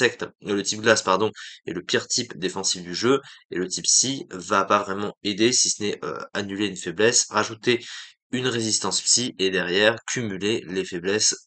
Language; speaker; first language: French; native; French